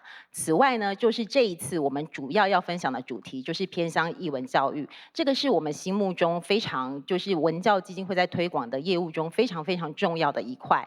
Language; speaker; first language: Chinese; native; Chinese